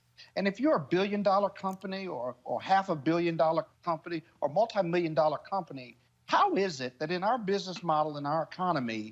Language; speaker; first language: English; native; English